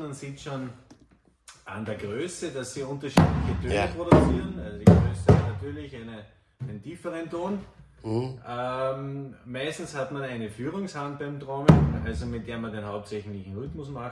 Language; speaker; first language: German; native; German